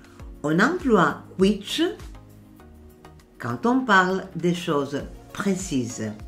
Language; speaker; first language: French; non-native, fluent; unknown